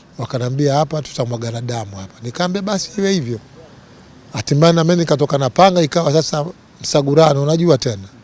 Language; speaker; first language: Swahili; native; Swahili